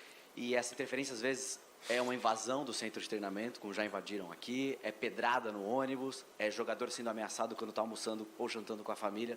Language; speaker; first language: Portuguese; native; Portuguese